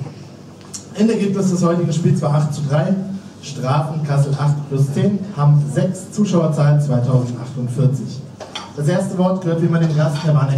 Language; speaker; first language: German; native; German